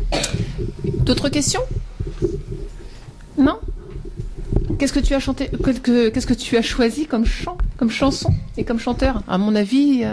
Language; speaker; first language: French; native; French